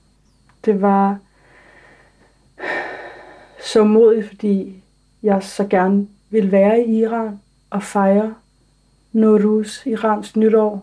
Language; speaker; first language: Danish; early bilingual, other home language; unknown